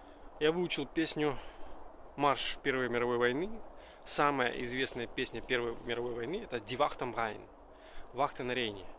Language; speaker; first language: Russian; native; Russian